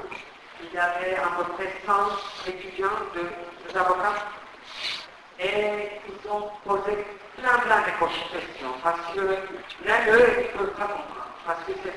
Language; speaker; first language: French; non-native, fluent; Turkish